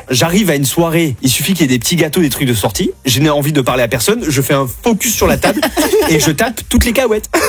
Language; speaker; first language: French; native; French